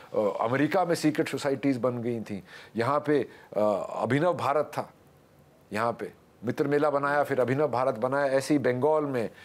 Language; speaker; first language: Hindi; native; Hindi